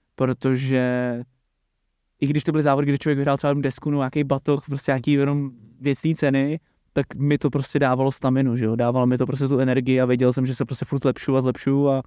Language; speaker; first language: Czech; native; Czech